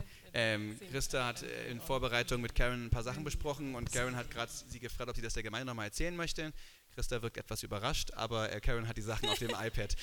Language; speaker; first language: German; native; German